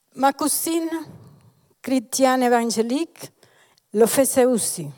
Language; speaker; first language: French; non-native, fluent; Spanish